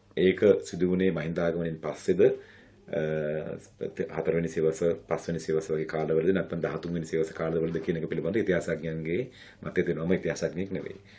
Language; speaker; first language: Sinhala; non-native, local second language; Tamil